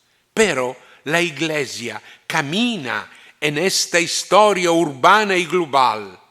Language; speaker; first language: Spanish; non-native, fluent; Italian